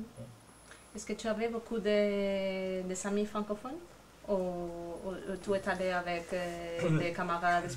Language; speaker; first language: French; non-native, learner; Spanish